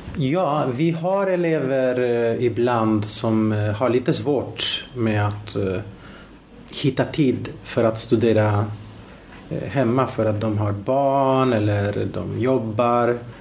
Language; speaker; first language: Swedish; non-native, fluent; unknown